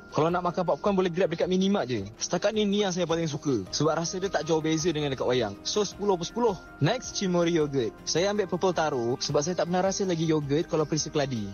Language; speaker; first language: Malay; native; Malay